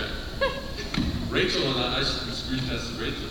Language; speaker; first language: English; native; English